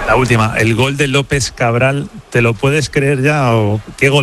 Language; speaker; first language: Spanish; native; Spanish